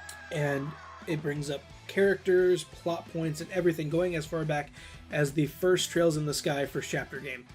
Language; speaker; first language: English; native; English